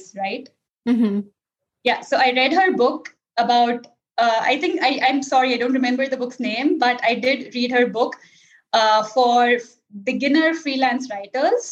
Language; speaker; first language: English; non-native, local second language; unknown